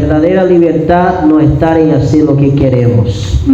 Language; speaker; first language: Spanish; native; Spanish